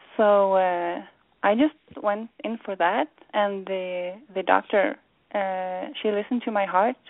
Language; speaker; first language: English; non-native, fluent; Swedish